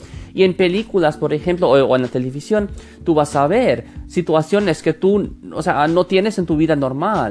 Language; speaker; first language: Spanish; non-native, fluent; English